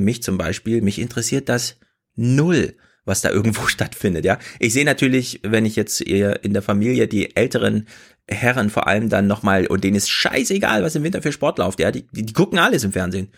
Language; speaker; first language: German; native; German